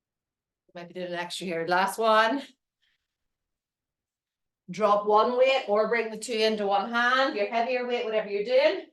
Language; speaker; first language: English; native; English